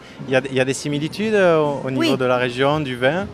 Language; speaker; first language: French; native; French